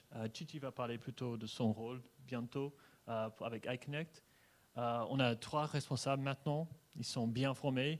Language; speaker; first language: French; non-native, fluent; English